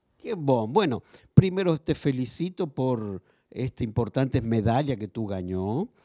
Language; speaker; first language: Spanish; non-native, learner; Portuguese